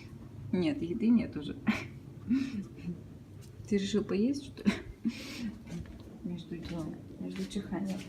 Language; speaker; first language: Russian; native; Russian